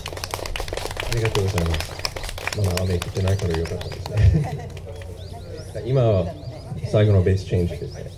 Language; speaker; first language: Japanese; non-native, fluent; English